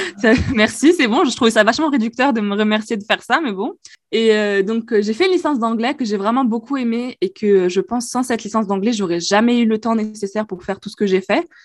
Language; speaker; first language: French; non-native, local second language; Arabic